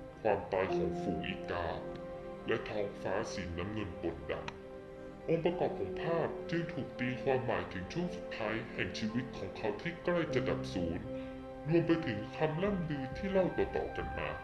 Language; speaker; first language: Thai; native; Thai